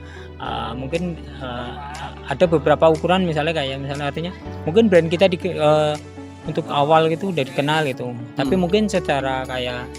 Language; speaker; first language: Indonesian; native; Indonesian